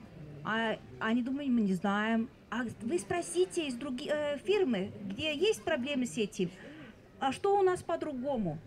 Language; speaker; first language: Russian; non-native, fluent; Estonian